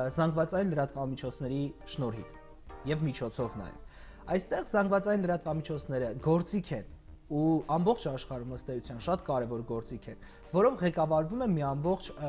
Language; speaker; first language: Armenian; native; Armenian